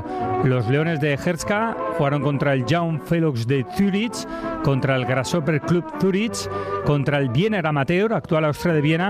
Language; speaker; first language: Spanish; native; Spanish